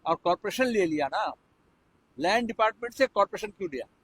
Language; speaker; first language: Hindi; non-native, local second language; Bangla